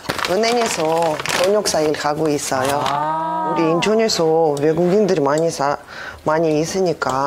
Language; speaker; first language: Korean; non-native, learner; Russian